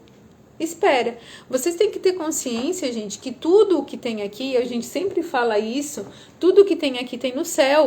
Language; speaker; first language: Portuguese; native; Portuguese